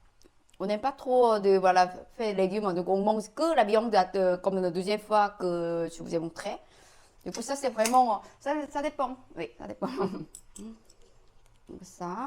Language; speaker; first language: French; non-native, learner; Korean